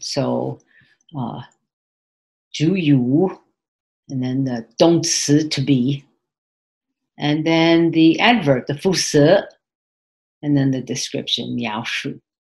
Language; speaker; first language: English; native; English